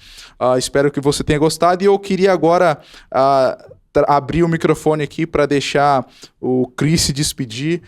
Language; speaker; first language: Portuguese; native; Portuguese